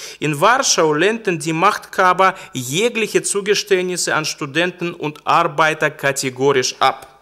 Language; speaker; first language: German; non-native, fluent; Russian